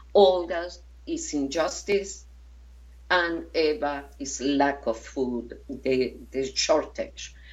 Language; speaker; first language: English; non-native, fluent; Spanish